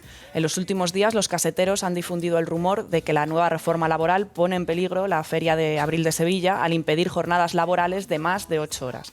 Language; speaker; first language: Spanish; native; Spanish